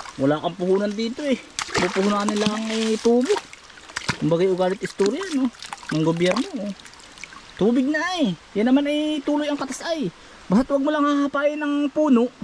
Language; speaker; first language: Filipino; native; Filipino